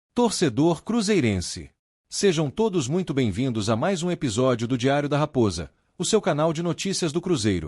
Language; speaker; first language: Portuguese; native; Portuguese